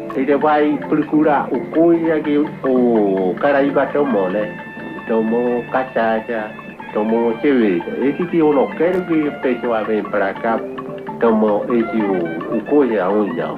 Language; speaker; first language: Portuguese; non-native, local second language; Kayapó